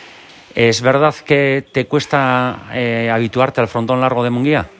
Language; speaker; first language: Spanish; native; Spanish